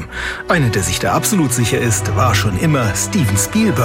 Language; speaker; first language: German; native; German